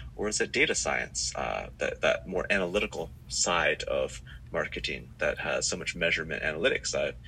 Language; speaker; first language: English; native; English